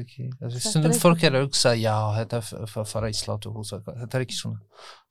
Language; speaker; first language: Icelandic; non-native, learner; French